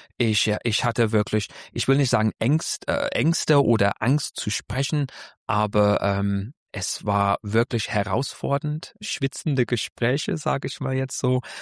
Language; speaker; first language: German; non-native, fluent; English